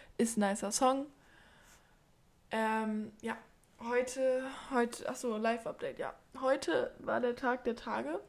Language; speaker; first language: German; native; German